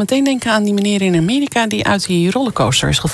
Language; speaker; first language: Dutch; native; Dutch